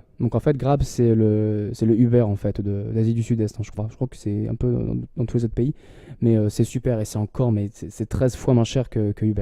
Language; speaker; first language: French; native; French